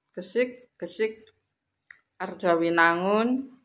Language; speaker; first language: Indonesian; non-native, local second language; Javanese